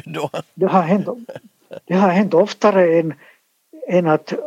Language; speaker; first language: Swedish; native; Swedish